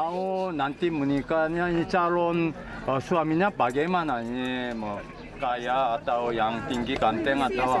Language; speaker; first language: Indonesian; non-native, learner; Korean